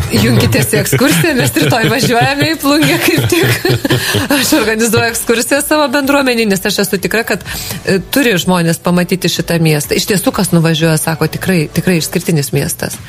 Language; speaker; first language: Lithuanian; native; Lithuanian